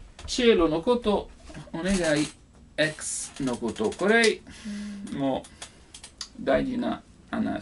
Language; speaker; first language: Japanese; non-native, learner; Italian